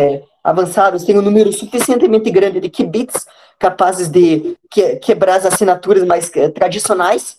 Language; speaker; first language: Portuguese; native; Portuguese